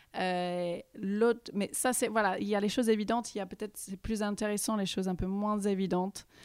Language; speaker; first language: French; early bilingual, heritage; English